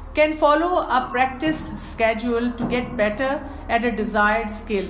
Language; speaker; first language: English; non-native, local second language; Urdu